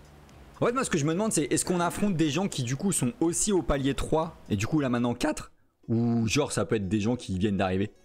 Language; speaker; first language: French; native; French